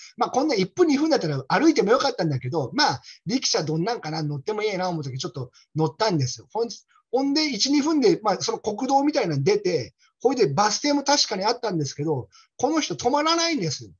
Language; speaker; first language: Japanese; native; Japanese